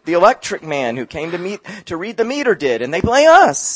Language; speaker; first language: English; native; English